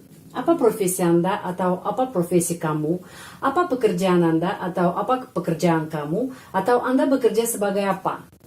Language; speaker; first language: Indonesian; non-native, fluent; Russian